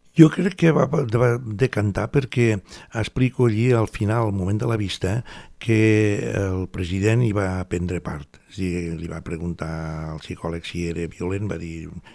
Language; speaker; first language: Catalan; native; Catalan